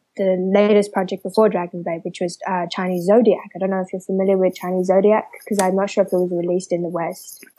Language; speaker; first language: English; early bilingual, other home language; Chinese